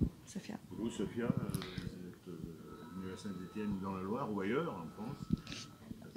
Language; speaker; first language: French; native; French